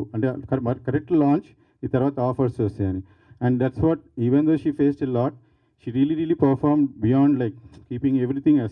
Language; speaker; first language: Telugu; native; Telugu